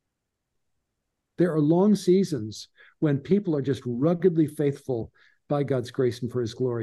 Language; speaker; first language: English; native; English